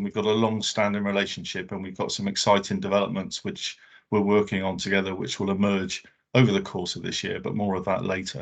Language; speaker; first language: English; native; English